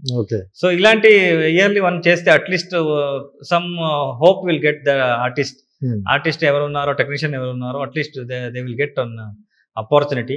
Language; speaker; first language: Telugu; non-native, learner; Kannada